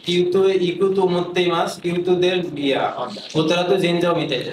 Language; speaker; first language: Japanese; non-native, learner; Bangla